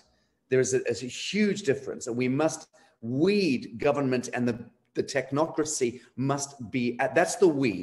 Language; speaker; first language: English; native; English